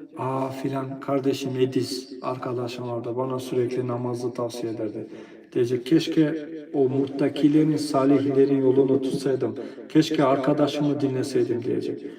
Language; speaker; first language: Turkish; non-native, fluent; Albanian